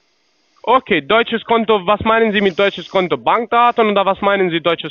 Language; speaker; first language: German; non-native, learner; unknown